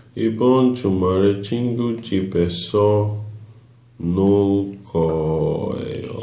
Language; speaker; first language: Korean; non-native, learner; English